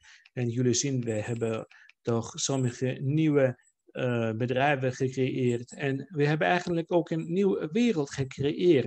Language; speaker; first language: Dutch; non-native, fluent; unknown